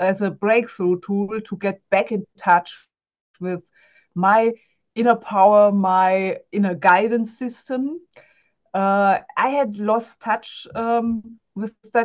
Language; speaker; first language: English; non-native, fluent; German